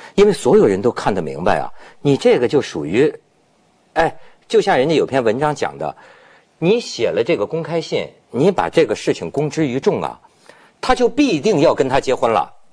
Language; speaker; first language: Chinese; native; Chinese